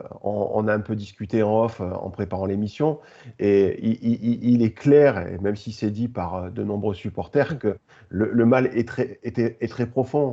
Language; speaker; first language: French; native; French